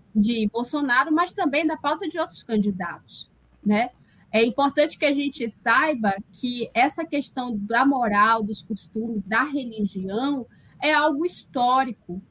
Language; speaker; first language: Portuguese; native; Portuguese